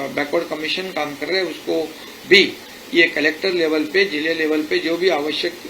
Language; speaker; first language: Hindi; non-native, local second language; Marathi